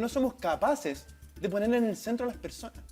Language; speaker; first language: Spanish; native; Spanish